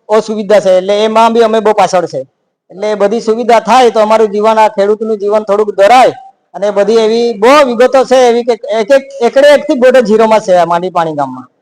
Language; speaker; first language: Gujarati; non-native, local second language; Vasavi